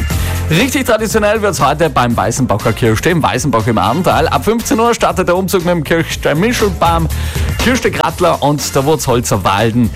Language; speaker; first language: German; native; German